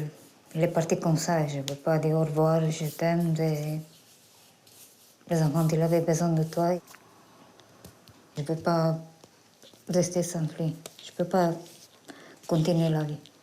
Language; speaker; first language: French; non-native, learner; Romanian